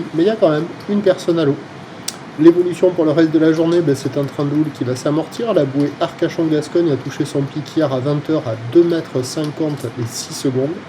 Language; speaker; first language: French; native; French